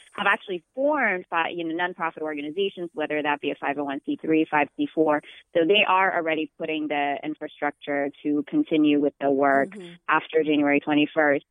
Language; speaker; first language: English; non-native, fluent; Amharic